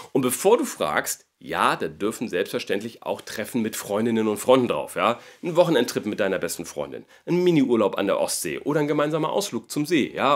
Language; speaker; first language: German; native; German